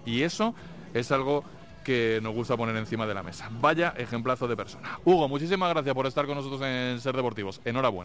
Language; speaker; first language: Spanish; native; Spanish